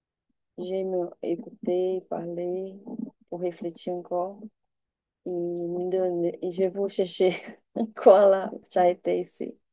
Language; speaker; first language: French; non-native, learner; Portuguese